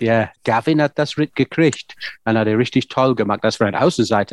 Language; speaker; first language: German; non-native, fluent; English